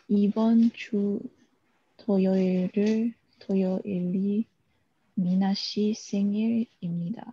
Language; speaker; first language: Korean; non-native, learner; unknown